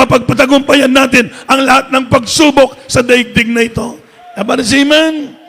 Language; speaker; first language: Filipino; non-native, local second language; Cebuano